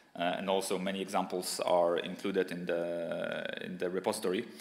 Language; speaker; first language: English; non-native, fluent; Polish